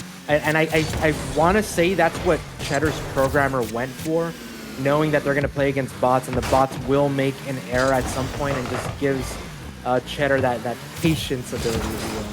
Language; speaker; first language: English; native; English